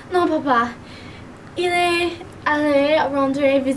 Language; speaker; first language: French; non-native, learner; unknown